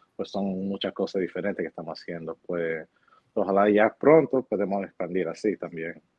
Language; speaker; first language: Spanish; early bilingual, heritage; Spanish